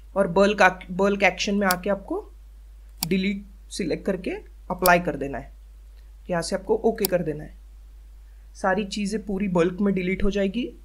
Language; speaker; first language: Hindi; native; Hindi